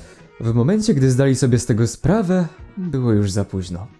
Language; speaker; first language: Polish; native; Polish